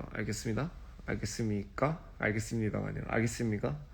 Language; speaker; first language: Korean; early bilingual, heritage; English